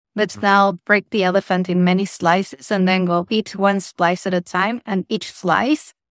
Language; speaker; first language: English; non-native, fluent; Spanish